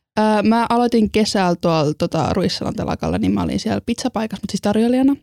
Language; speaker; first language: Finnish; early bilingual, other home language; Estonian